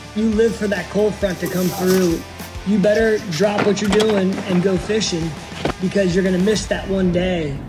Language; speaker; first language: English; native; English